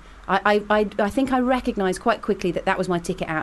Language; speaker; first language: English; native; English